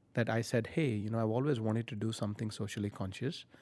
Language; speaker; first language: English; non-native, local second language; Punjabi